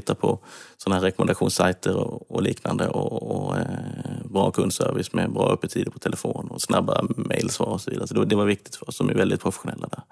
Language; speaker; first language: Swedish; native; Swedish